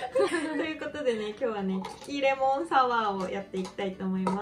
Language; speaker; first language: Japanese; native; Japanese